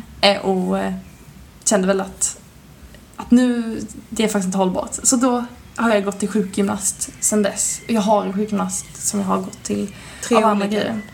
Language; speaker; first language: Swedish; native; Swedish